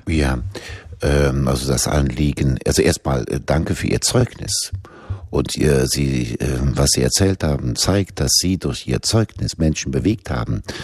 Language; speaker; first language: German; native; German